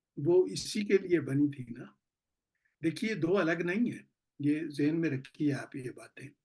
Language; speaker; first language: Urdu; native; Urdu